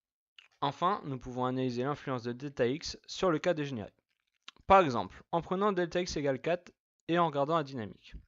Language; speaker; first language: French; native; French